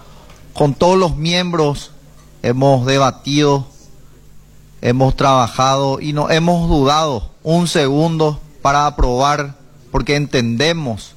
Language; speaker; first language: Spanish; native; Spanish